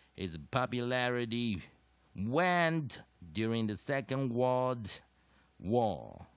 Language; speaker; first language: English; non-native, fluent; Chinese